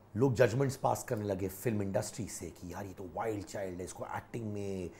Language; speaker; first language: Hindi; native; Hindi